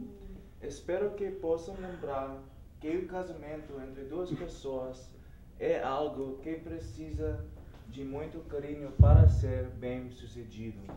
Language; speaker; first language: Portuguese; non-native, learner; English